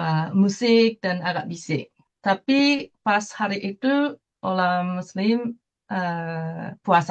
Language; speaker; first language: Indonesian; non-native, fluent; Japanese